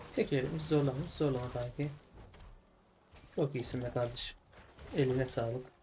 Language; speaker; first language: Turkish; native; Turkish